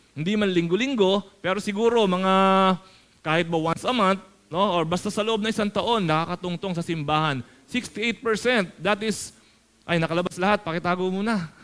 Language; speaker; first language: Filipino; native; Filipino